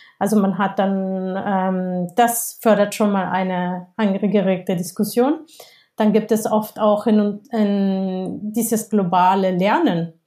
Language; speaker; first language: German; non-native, fluent; Spanish